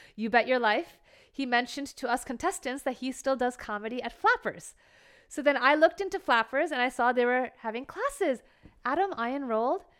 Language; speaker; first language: English; early bilingual, other home language; Bangla